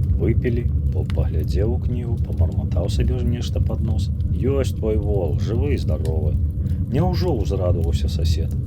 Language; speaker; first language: Belarusian; native; Belarusian